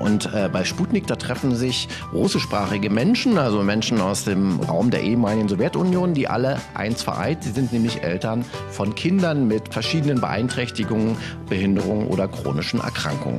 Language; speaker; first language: German; native; German